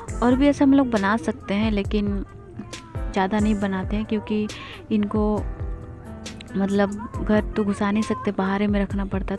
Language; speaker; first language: Hindi; non-native, local second language; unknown